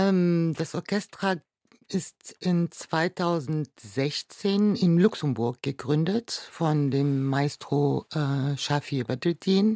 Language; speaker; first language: German; non-native, fluent; Arabic